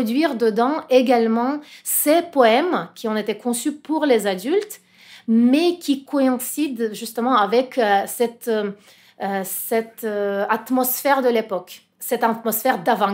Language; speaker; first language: French; non-native, fluent; Russian